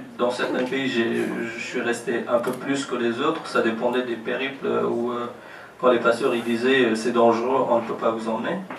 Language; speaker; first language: French; non-native, fluent; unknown